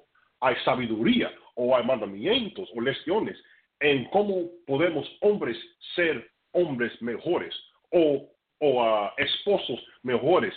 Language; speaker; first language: Spanish; non-native, fluent; English